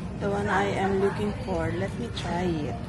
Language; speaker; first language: English; non-native, fluent; Filipino